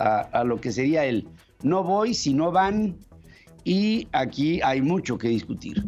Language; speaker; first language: Spanish; native; Spanish